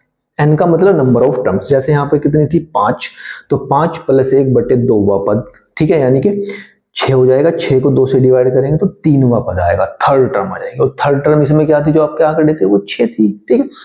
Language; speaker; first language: Hindi; native; Hindi